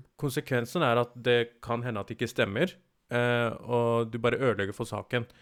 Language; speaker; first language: Norwegian; early bilingual, other home language; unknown